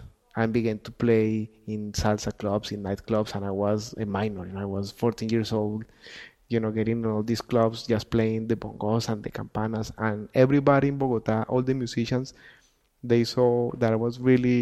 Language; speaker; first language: English; non-native, fluent; Spanish